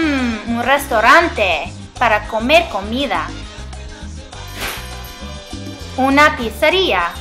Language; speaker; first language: Spanish; non-native, learner; English